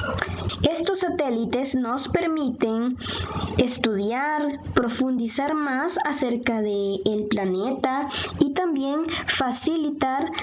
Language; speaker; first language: Spanish; native; Spanish